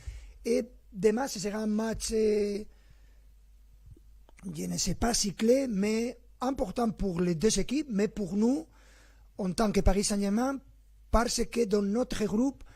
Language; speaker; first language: French; non-native, fluent; Spanish